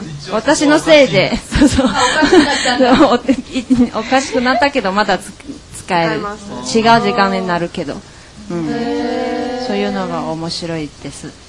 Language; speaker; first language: Japanese; non-native, fluent; Chinese